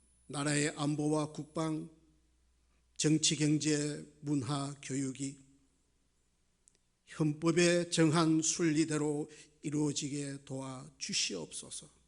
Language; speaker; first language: Korean; native; Korean